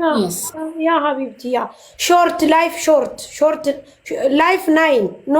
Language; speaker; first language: English; non-native, learner; Amharic